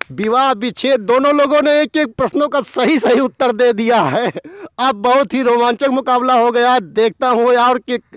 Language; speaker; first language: Hindi; native; Hindi